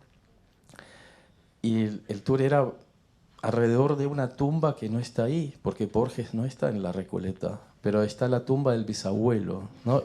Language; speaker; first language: Spanish; non-native, fluent; German